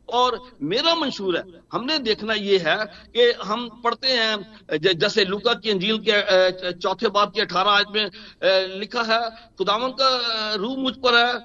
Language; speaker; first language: Urdu; non-native, local second language; Punjabi